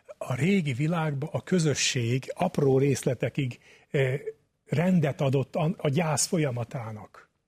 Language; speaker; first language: Hungarian; native; Hungarian